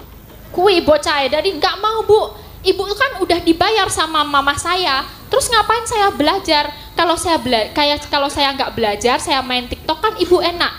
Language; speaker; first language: Indonesian; non-native, local second language; Javanese